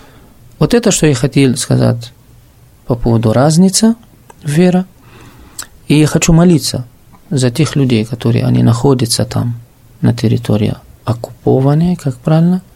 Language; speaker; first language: Russian; non-native, fluent; Arabic